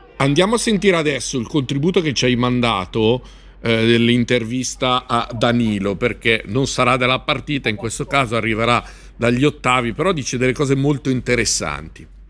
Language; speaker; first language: Italian; native; Italian